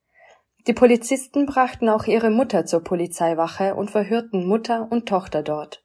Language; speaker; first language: German; native; German